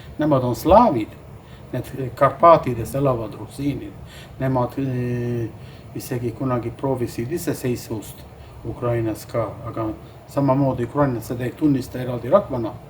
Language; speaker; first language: Estonian; non-native, fluent; Hungarian